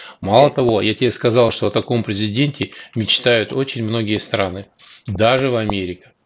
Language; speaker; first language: Russian; native; Russian